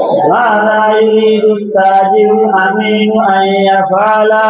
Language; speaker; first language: Arabic; non-native, learner; Bangla